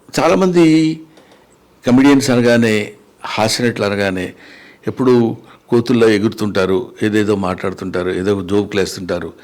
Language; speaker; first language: Telugu; native; Telugu